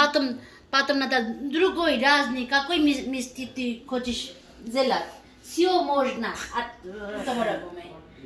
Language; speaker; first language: Russian; non-native, learner; Bangla